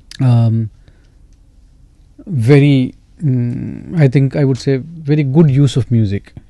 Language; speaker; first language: English; non-native, local second language; Malayalam